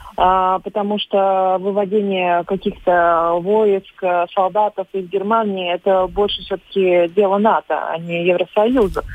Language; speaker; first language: Russian; non-native, local second language; Latvian